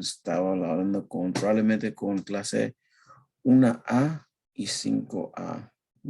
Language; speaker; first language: Spanish; early bilingual, heritage; Spanish